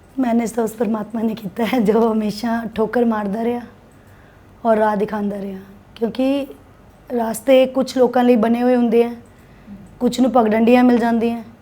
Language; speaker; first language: Punjabi; non-native, local second language; Hindi